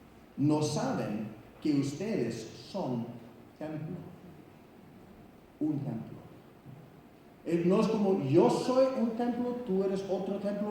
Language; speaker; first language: Spanish; non-native, fluent; Icelandic